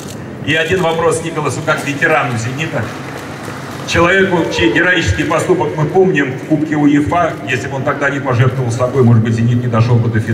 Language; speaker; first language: Russian; native; Russian